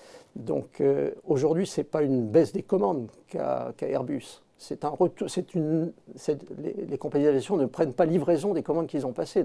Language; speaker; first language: French; native; French